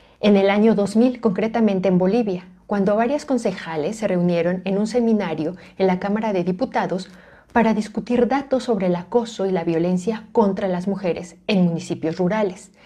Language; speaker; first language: Spanish; native; Spanish